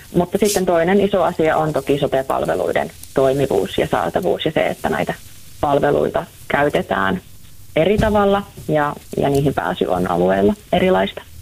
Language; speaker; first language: Finnish; native; Finnish